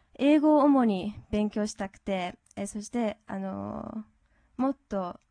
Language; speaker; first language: Japanese; native; Japanese